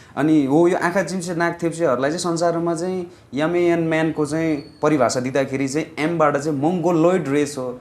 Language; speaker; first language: Nepali; non-native, local second language; Eastern Tamang